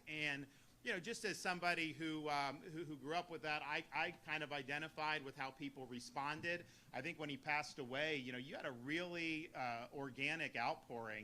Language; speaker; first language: English; native; English